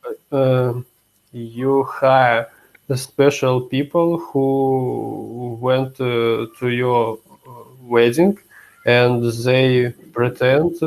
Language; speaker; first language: English; non-native, learner; Russian